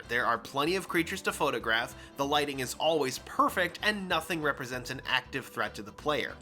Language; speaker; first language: English; native; English